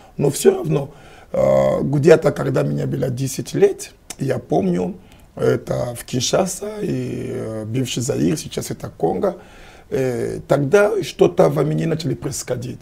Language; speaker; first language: Russian; non-native, fluent; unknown